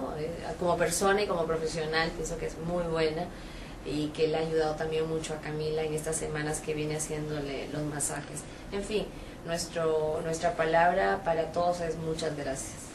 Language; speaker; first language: Spanish; native; Spanish